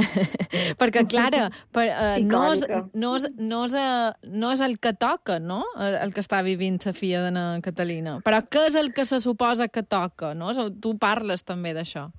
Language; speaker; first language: Catalan; native; Catalan